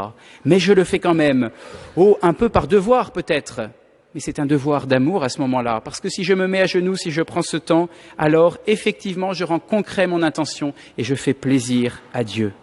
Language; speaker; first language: French; native; French